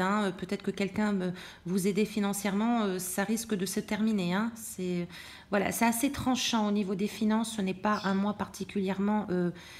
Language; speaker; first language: French; native; French